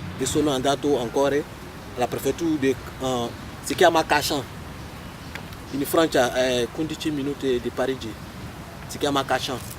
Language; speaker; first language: Italian; non-native, learner; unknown